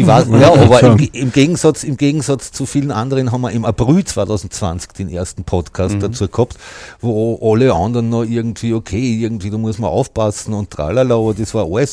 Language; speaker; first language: German; native; German